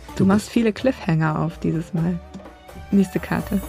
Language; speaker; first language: German; native; German